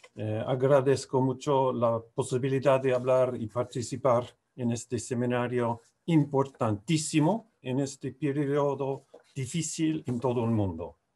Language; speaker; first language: Spanish; non-native, fluent; English